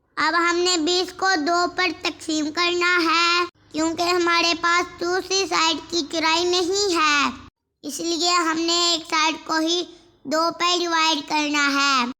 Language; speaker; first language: Urdu; non-native, local second language; Punjabi